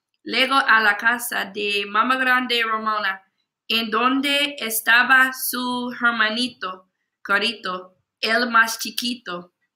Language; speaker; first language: Spanish; non-native, learner; English